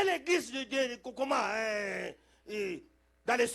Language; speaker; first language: French; non-native, local second language; Lingala